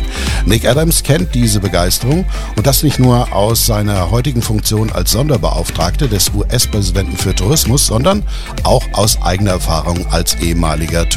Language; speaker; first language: German; native; German